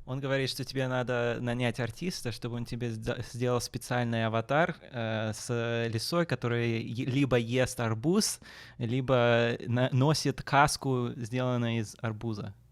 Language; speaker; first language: Russian; early bilingual, heritage; Russian